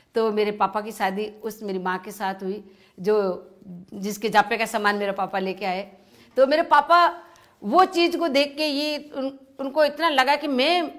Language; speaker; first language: Hindi; native; Hindi